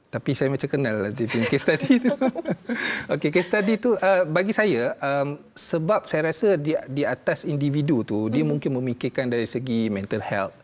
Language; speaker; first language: Malay; native; Malay